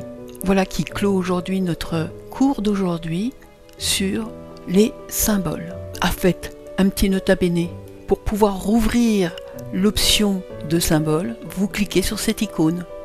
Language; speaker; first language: French; native; French